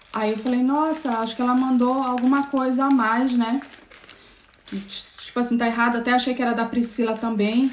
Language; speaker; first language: Portuguese; native; Portuguese